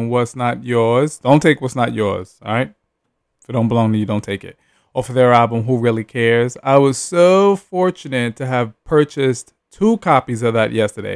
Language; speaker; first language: English; native; English